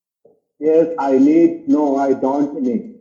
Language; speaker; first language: English; non-native, learner; Bangla